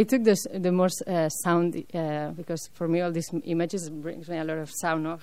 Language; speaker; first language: English; non-native, fluent; French